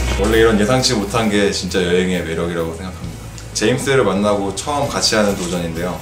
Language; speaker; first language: Korean; native; Korean